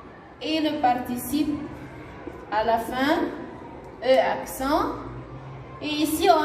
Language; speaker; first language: French; non-native, fluent; Arabic